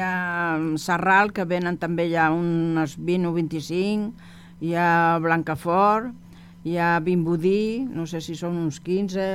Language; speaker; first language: Catalan; non-native, local second language; Spanish